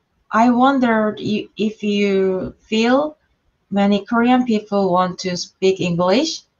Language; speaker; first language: English; non-native, learner; Korean